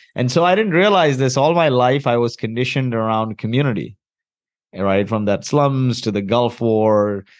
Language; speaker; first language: English; early bilingual, heritage; Arabic